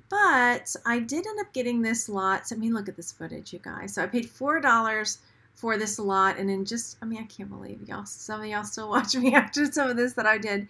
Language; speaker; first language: English; native; English